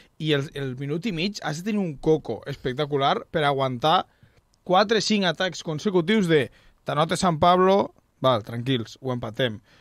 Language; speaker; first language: Catalan; native; Catalan